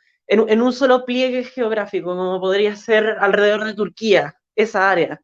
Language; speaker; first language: Spanish; native; Spanish